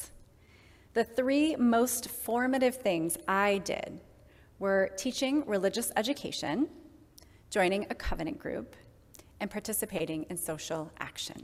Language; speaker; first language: English; native; English